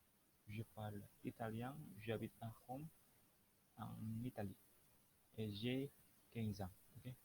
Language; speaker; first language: French; non-native, fluent; Indonesian